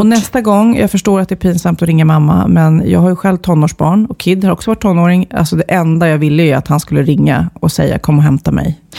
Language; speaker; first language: Swedish; native; Swedish